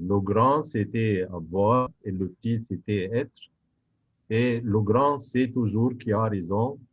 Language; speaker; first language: French; non-native, fluent; Arabic